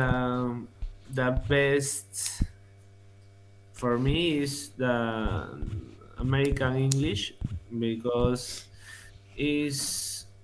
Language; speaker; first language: English; non-native, learner; Spanish